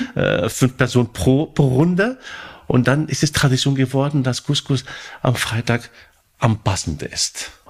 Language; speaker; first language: German; non-native, fluent; Arabic